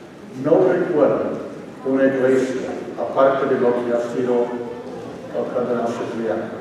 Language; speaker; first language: Spanish; non-native, fluent; English